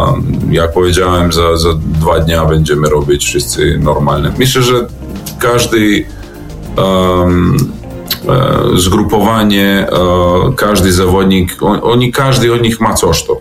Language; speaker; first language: Polish; non-native, learner; Serbian